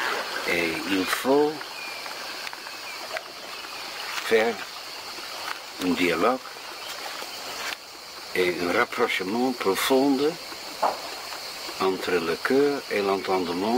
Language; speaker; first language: French; non-native, fluent; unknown